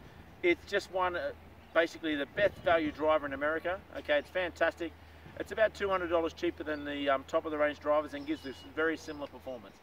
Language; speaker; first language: English; native; English